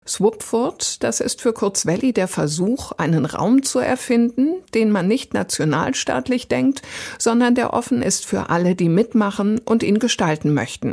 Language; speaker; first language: German; native; German